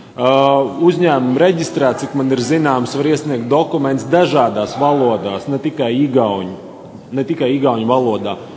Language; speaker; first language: Latvian; native; Latvian